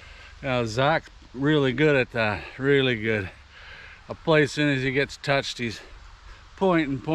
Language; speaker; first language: English; native; English